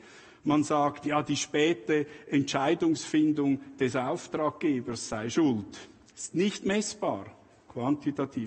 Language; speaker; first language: German; native; German